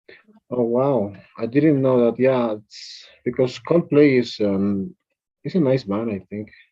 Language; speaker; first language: English; non-native, fluent; Spanish